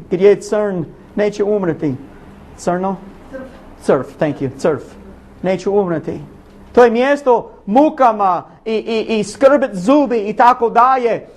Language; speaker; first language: Bosnian; non-native, learner; English